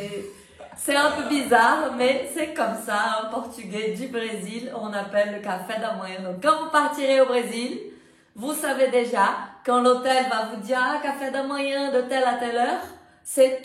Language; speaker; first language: French; non-native, fluent; Portuguese